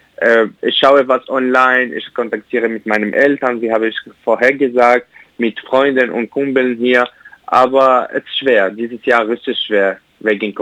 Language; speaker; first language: German; non-native, learner; Arabic